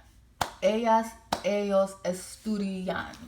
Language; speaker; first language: Spanish; non-native, learner; English